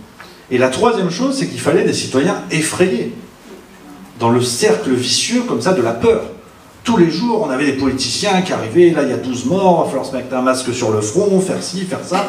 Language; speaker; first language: French; native; French